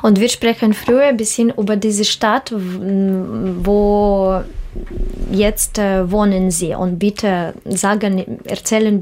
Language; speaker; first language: German; non-native, learner; Russian